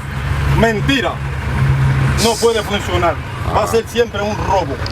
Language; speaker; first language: Spanish; native; Spanish